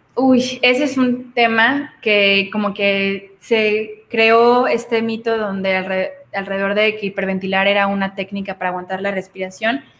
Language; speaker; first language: Spanish; native; Spanish